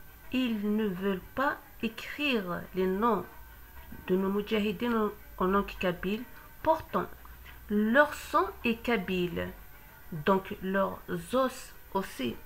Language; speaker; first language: French; non-native, local second language; Kabyle